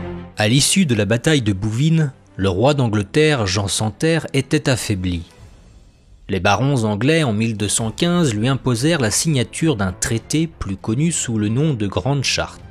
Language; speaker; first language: French; native; French